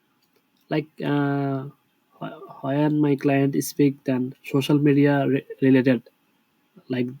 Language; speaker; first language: English; non-native, learner; Bangla